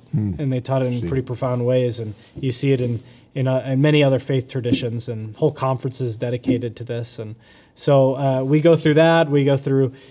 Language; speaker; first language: English; native; English